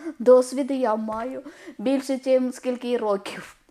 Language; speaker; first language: Ukrainian; non-native, learner; Malayalam